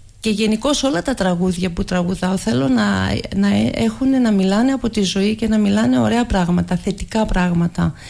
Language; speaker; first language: Greek; early bilingual, heritage; Greek